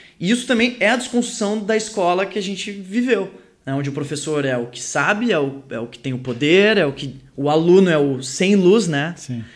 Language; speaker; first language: Portuguese; early bilingual, other home language; French